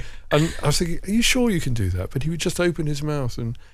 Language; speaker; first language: English; native; English